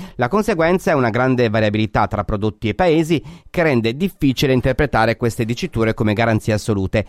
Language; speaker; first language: Italian; native; Italian